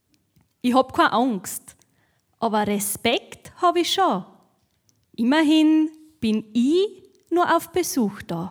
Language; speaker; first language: German; native; German